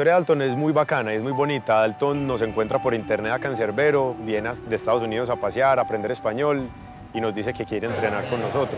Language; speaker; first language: Spanish; native; Spanish